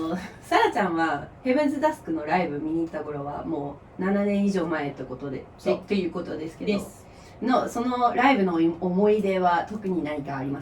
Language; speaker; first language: Japanese; non-native, fluent; English